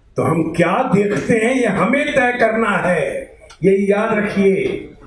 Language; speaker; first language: Hindi; native; Hindi